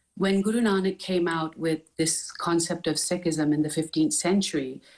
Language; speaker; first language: English; native; English